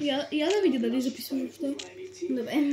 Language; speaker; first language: Bulgarian; native; Bulgarian